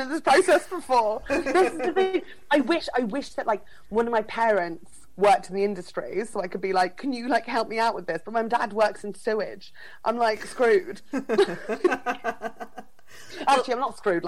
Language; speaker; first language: English; native; English